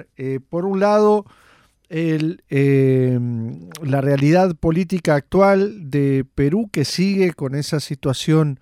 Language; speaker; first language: Spanish; native; Spanish